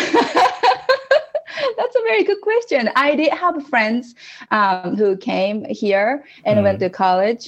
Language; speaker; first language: English; non-native, fluent; Japanese